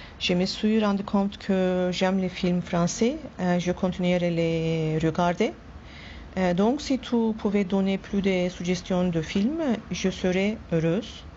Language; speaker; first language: French; non-native, learner; Turkish